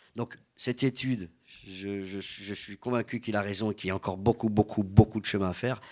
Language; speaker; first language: French; native; French